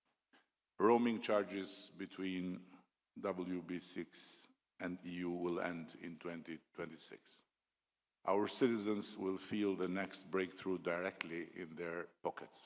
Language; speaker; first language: English; non-native, local second language; Albanian